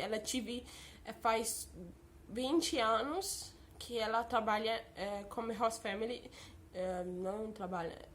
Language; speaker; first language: Portuguese; early bilingual, heritage; Portuguese